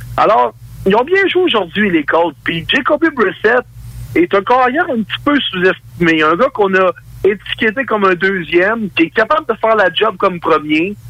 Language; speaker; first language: French; native; French